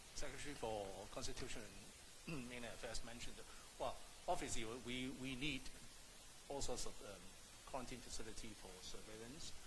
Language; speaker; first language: English; non-native, local second language; Cantonese